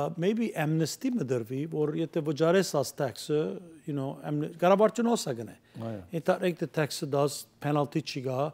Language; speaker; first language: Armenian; early bilingual, heritage; Armenian